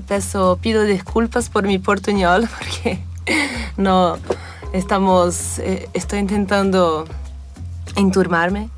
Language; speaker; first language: Spanish; non-native, fluent; Portuguese